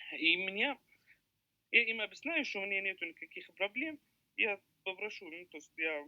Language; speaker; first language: Russian; non-native, learner; Arabic